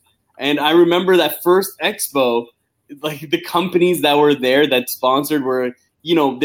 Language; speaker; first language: English; native; English